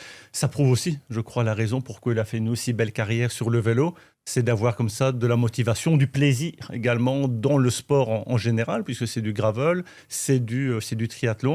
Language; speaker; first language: French; native; French